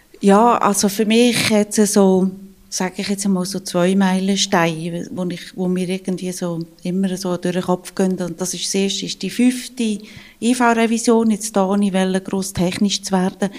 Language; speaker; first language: German; native; German